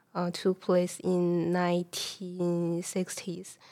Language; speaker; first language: English; non-native, fluent; Chinese